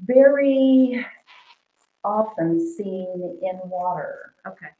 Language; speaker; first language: English; native; English